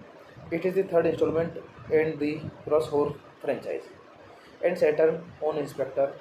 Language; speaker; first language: English; non-native, learner; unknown